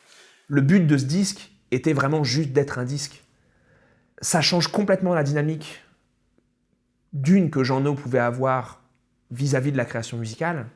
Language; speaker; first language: French; native; French